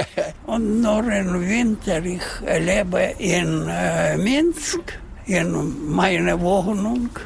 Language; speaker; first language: German; non-native, learner; Russian